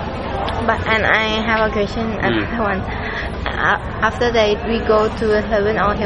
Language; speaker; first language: English; non-native, learner; Thai